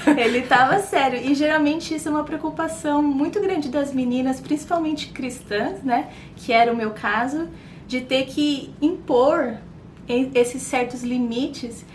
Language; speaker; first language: Portuguese; native; Portuguese